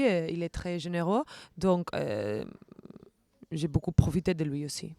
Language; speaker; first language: French; non-native, fluent; Spanish